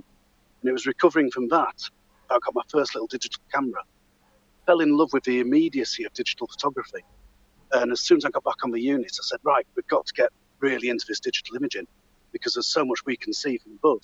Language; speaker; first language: English; native; English